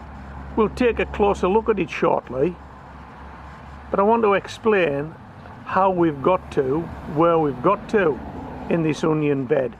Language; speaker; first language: English; native; English